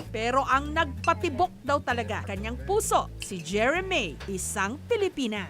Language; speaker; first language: Filipino; native; Filipino